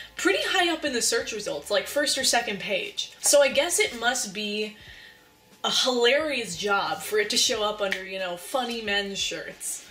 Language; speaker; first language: English; native; English